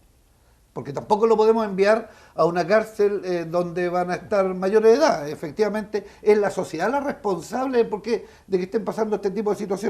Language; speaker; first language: Spanish; native; Spanish